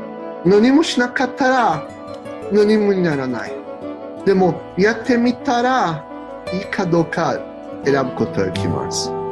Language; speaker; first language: Japanese; non-native, learner; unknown